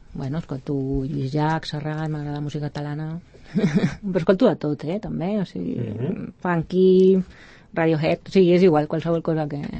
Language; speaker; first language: Catalan; native; Catalan